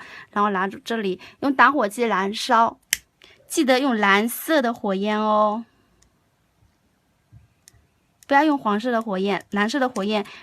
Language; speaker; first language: Chinese; native; Chinese